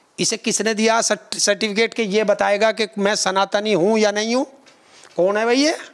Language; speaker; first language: Hindi; native; Hindi